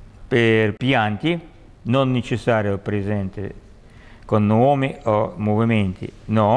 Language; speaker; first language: Italian; non-native, learner; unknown